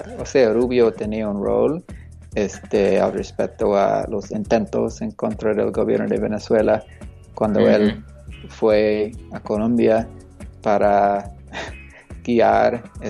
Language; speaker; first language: Spanish; non-native, fluent; English